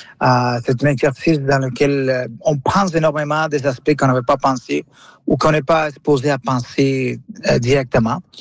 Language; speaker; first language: French; non-native, fluent; Spanish